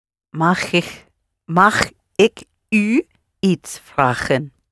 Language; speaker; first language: Dutch; non-native, learner; English